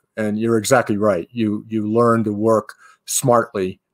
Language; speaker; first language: English; native; English